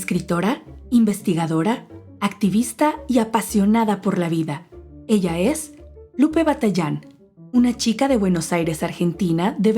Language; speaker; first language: Spanish; native; Spanish